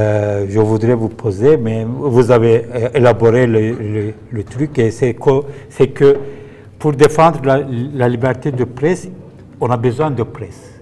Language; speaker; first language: French; non-native, fluent; Turkish